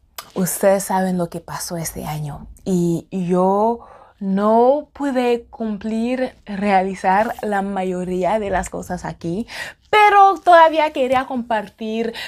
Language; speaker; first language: Spanish; non-native, fluent; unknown